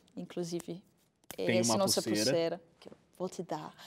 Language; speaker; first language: Portuguese; non-native, fluent; Arabic